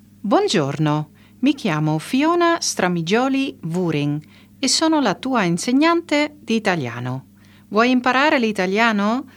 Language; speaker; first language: Italian; non-native, fluent; Dutch